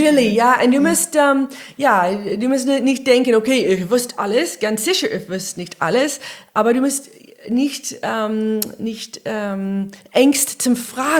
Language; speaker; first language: German; non-native, learner; English